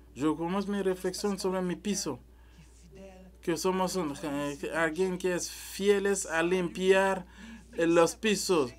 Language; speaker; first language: Spanish; non-native, learner; French